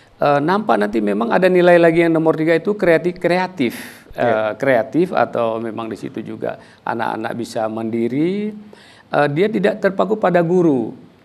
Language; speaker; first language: Indonesian; native; Indonesian